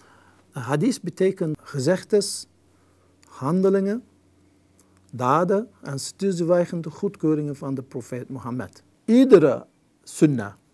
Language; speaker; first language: Dutch; non-native, fluent; Turkish